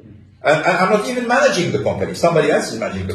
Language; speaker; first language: English; non-native, fluent; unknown